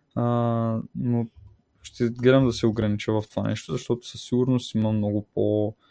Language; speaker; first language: Bulgarian; native; Bulgarian